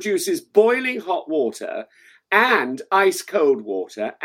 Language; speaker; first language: English; native; English